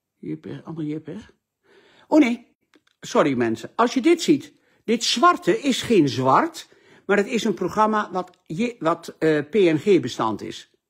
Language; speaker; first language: Dutch; native; Dutch